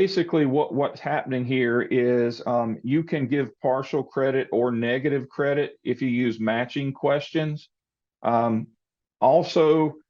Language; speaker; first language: English; native; English